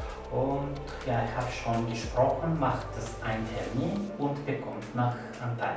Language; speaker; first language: German; non-native, learner; Turkish